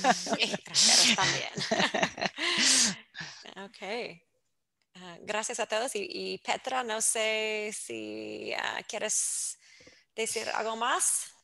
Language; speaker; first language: Spanish; non-native, fluent; English